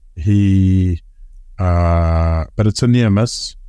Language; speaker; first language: English; native; English